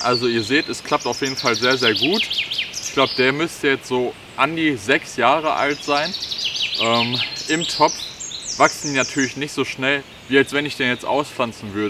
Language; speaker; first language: German; native; German